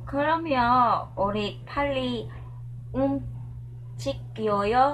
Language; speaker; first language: Korean; non-native, learner; Cebuano